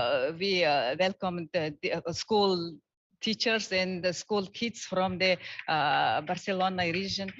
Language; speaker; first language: English; non-native, learner; Mongolian